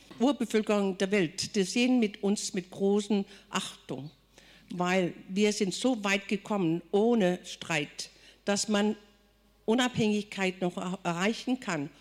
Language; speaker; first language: German; non-native, fluent; Kalaallisut